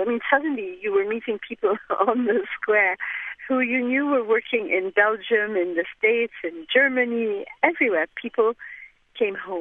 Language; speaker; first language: English; non-native, fluent; Arabic